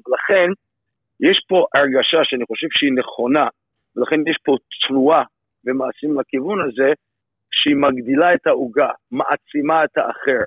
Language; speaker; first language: Hebrew; non-native, fluent; English